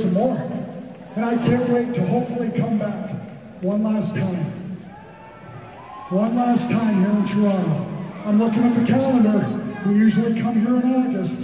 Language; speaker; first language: English; native; English